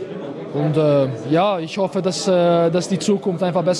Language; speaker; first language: German; non-native, fluent; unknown